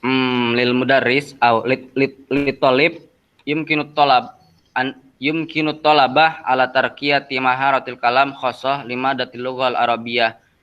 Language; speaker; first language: Arabic; non-native, learner; Indonesian